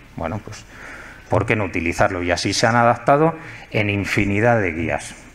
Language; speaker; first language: Spanish; native; Spanish